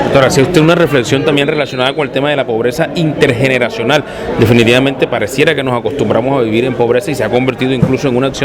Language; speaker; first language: Spanish; native; Spanish